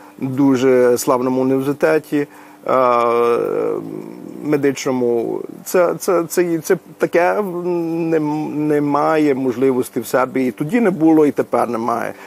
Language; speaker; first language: Ukrainian; early bilingual, heritage; Ukrainian